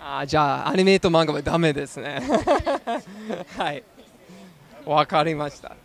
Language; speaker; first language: Japanese; non-native, learner; English